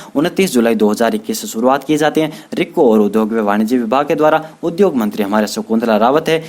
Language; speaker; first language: Hindi; native; Hindi